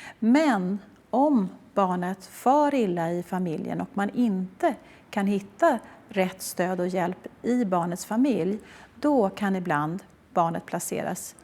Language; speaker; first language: Swedish; native; Swedish